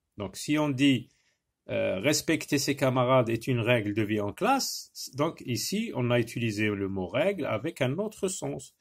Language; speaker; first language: French; non-native, local second language; Arabic